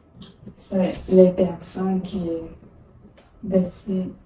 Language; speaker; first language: French; non-native, learner; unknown